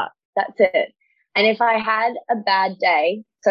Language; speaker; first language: English; native; English